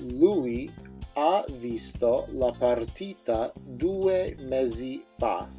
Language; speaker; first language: Italian; non-native, fluent; English